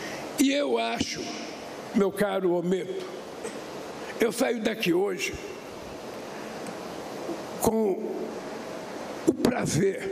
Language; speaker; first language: Portuguese; native; Portuguese